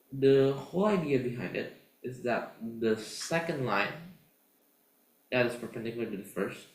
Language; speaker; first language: English; non-native, fluent; Indonesian